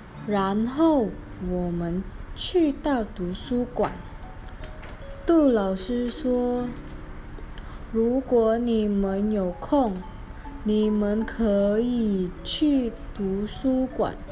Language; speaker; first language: Chinese; non-native, local second language; Malay